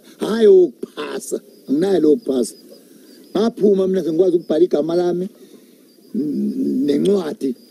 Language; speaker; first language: Zulu; native; Zulu